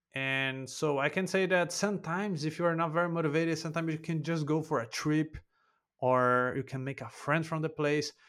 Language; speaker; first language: English; non-native, fluent; Portuguese